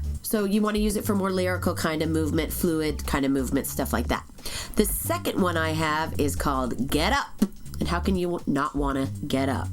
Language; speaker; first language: English; native; English